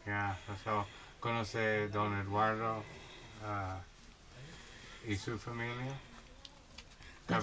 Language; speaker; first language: Spanish; non-native, learner; English